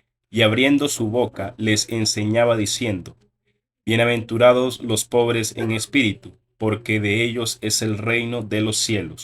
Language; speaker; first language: Spanish; native; Spanish